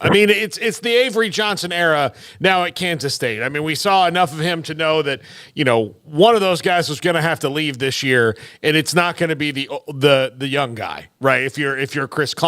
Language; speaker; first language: English; native; English